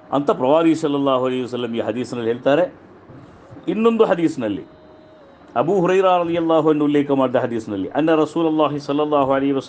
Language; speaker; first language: Kannada; non-native, local second language; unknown